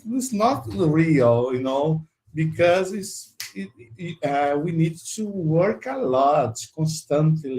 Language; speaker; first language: English; non-native, learner; Portuguese